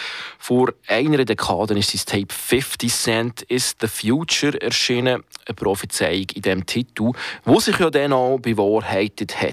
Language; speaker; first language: German; native; German